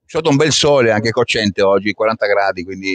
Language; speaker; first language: Italian; native; Italian